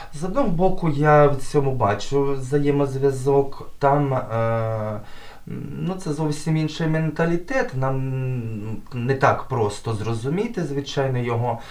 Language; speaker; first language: Ukrainian; native; Ukrainian